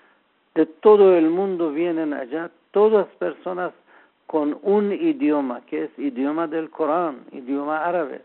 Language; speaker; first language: Spanish; non-native, learner; Persian